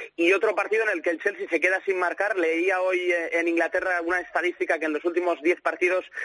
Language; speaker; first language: Spanish; native; Spanish